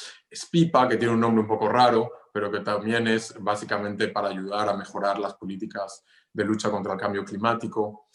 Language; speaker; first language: Spanish; non-native, fluent; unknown